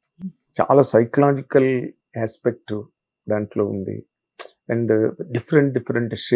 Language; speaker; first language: Telugu; native; Telugu